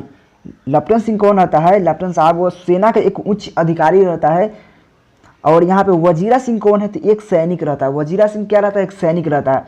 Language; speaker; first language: Hindi; native; Hindi